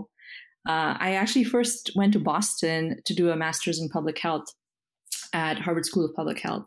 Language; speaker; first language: English; non-native, local second language; Hindi